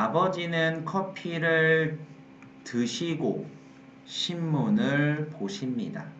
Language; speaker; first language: Korean; non-native, fluent; Vietnamese